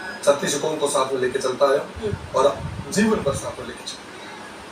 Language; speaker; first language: Hindi; non-native, local second language; Rajasthani